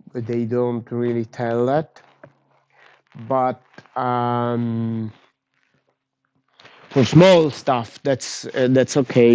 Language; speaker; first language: English; non-native, fluent; Italian